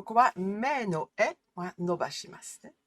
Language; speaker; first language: Japanese; non-native, fluent; French